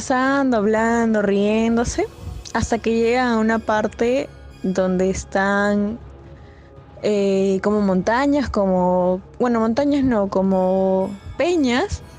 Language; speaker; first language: Spanish; native; Spanish